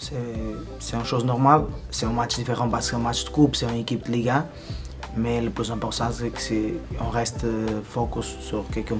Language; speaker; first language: French; non-native, fluent; Spanish